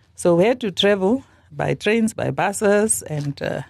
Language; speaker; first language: English; non-native, local second language; Afrikaans